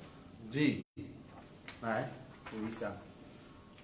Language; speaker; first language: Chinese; non-native, fluent; Urdu